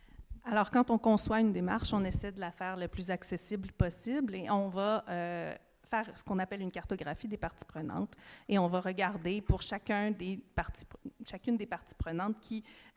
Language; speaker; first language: French; native; French